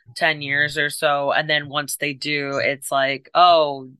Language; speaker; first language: English; native; English